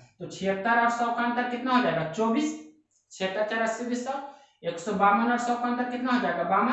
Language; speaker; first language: Hindi; native; Hindi